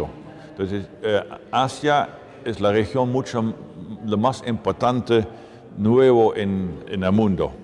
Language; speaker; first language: Spanish; non-native, fluent; Dutch